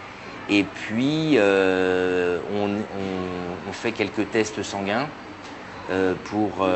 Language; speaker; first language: French; native; French